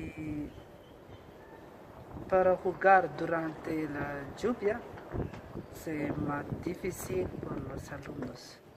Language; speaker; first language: Spanish; non-native, learner; Malagasy